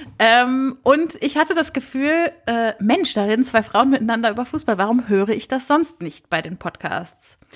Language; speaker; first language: German; native; German